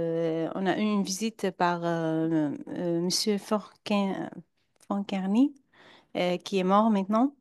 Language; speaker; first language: French; non-native, fluent; Arabic